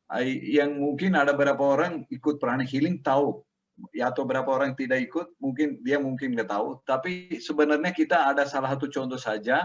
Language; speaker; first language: Indonesian; non-native, learner; Tamil